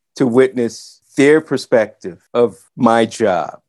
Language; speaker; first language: English; native; English